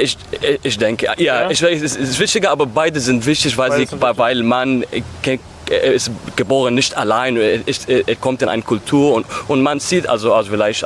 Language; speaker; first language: German; non-native, learner; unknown